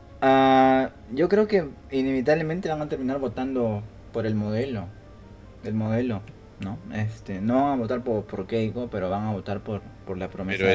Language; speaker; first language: Spanish; native; Spanish